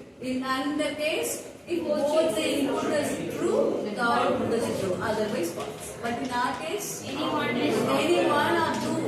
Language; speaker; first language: English; non-native, local second language; Tamil